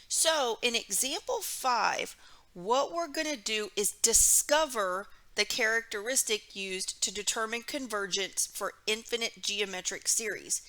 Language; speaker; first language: English; native; English